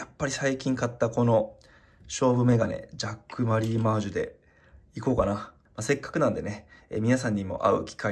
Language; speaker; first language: Japanese; native; Japanese